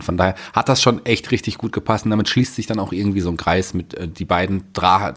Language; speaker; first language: German; native; German